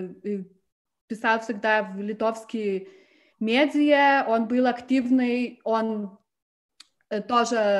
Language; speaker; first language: Russian; non-native, fluent; Lithuanian